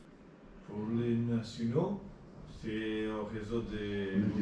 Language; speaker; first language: French; non-native, learner; Portuguese